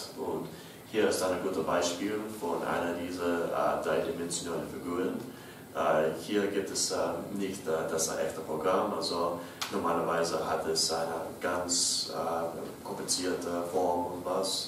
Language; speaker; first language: German; non-native, learner; English